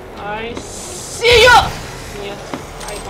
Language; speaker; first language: English; non-native, learner; Russian